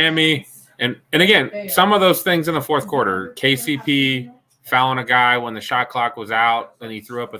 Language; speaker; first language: English; native; English